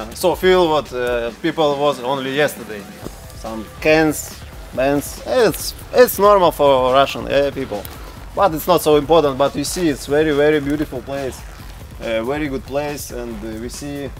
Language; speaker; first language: English; non-native, learner; Russian